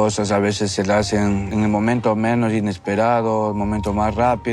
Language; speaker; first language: Spanish; native; Spanish